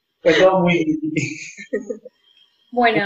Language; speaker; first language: Spanish; native; Spanish